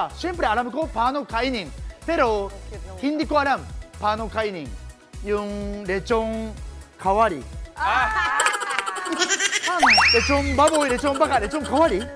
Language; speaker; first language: Filipino; non-native, fluent; Japanese